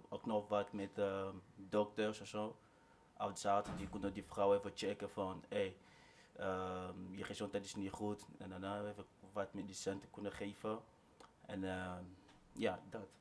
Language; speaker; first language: Dutch; non-native, learner; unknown